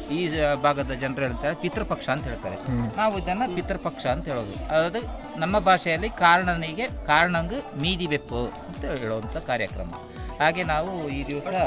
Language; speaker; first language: Kannada; non-native, local second language; Kodava